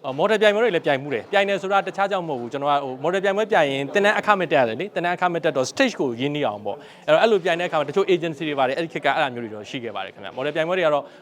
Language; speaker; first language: Burmese; native; Burmese